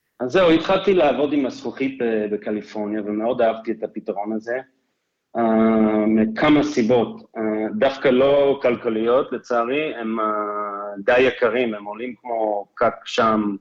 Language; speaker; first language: Hebrew; non-native, fluent; English